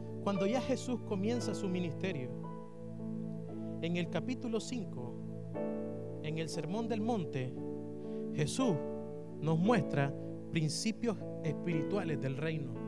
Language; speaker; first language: Spanish; native; Spanish